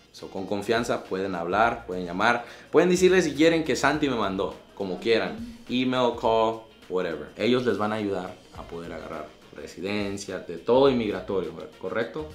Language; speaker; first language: Spanish; early bilingual, heritage; Spanish